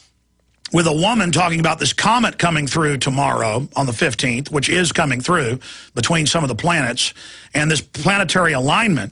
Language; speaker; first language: English; native; English